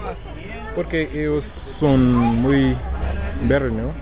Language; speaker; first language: Spanish; non-native, learner; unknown